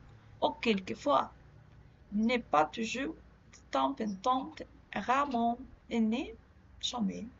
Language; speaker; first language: French; non-native, learner; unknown